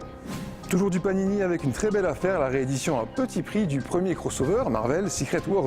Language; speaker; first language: French; native; French